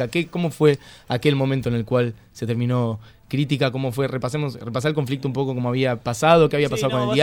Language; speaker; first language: Spanish; native; Spanish